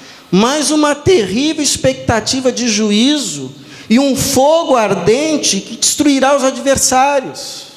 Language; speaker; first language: Portuguese; native; Portuguese